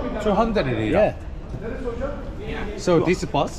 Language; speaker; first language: English; non-native, learner; Korean